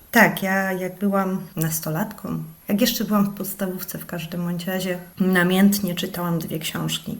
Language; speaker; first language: Polish; native; Polish